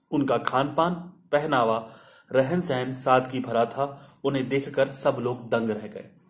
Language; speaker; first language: Hindi; non-native, local second language; Sindhi